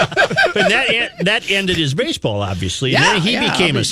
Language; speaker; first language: English; native; English